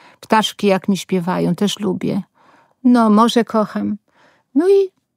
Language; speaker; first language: Polish; native; Polish